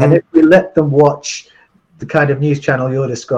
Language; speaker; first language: English; native; English